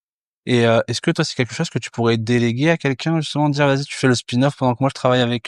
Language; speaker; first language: French; native; French